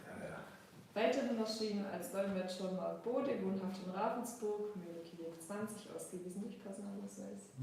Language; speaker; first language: German; native; German